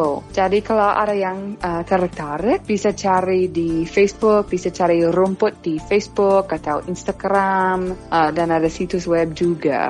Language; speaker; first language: Indonesian; non-native, fluent; English